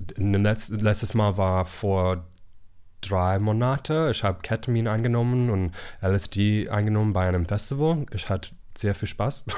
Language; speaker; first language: German; non-native, learner; English